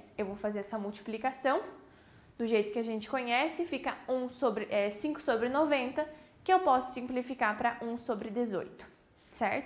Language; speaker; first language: Portuguese; native; Portuguese